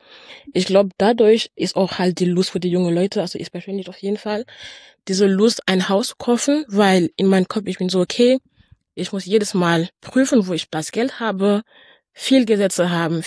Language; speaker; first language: German; early bilingual, other home language; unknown